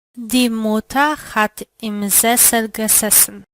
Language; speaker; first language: German; non-native, learner; Polish